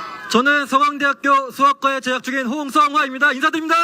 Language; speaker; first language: Korean; native; Korean